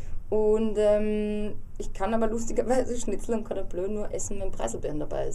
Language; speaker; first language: German; native; German